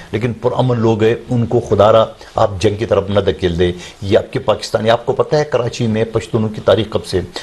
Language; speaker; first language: Urdu; non-native, local second language; Pashto